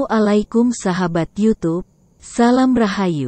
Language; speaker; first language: Indonesian; native; Indonesian